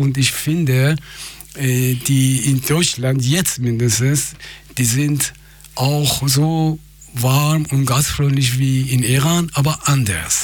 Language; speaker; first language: German; non-native, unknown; Persian